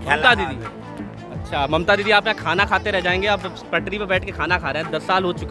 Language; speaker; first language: Hindi; native; Hindi